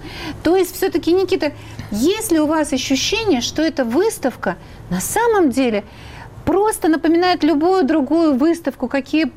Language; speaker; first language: Russian; native; Russian